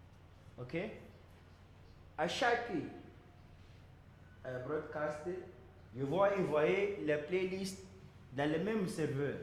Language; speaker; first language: French; non-native, learner; Portuguese